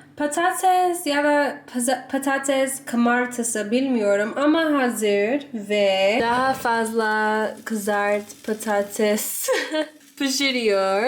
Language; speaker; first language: Turkish; non-native, learner; English